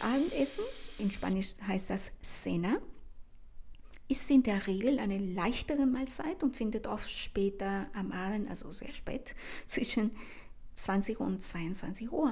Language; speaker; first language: German; non-native, fluent; Spanish